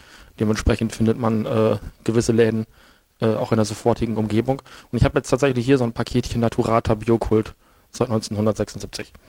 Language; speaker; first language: German; native; German